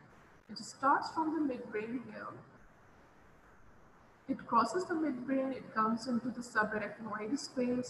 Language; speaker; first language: English; non-native, local second language; Hindi